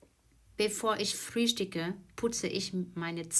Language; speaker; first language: German; non-native, fluent; Vietnamese